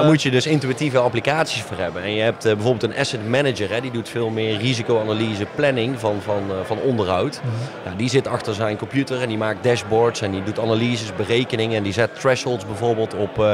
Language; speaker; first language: Dutch; native; Dutch